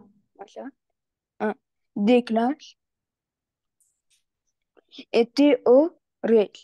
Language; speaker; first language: French; non-native, learner; Arabic